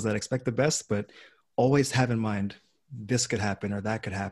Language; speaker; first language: English; native; English